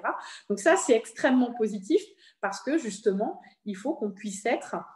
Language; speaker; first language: French; native; French